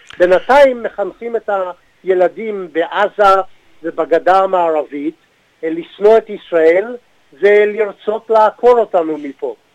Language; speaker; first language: Hebrew; native; Hebrew